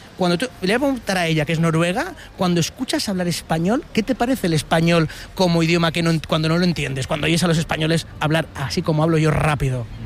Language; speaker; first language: Spanish; native; Spanish